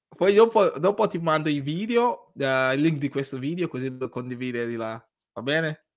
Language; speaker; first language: Italian; non-native, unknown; English